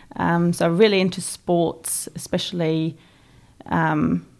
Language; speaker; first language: English; non-native, fluent; Norwegian